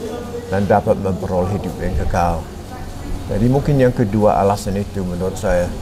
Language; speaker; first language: Indonesian; non-native, fluent; English